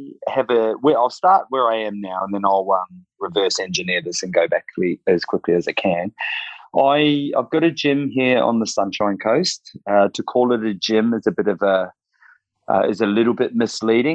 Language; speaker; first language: English; native; English